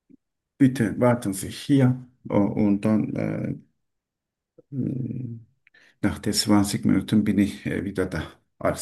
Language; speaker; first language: German; non-native, learner; Turkish